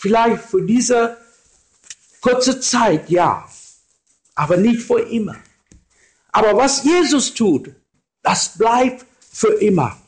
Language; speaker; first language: German; non-native, learner; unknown